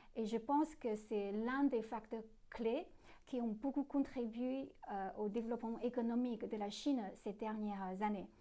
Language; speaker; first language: French; non-native, fluent; Chinese